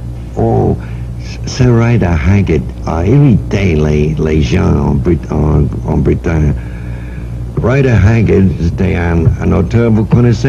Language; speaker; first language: French; non-native, learner; English